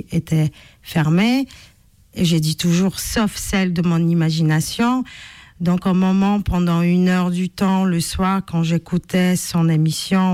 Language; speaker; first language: French; non-native, fluent; Polish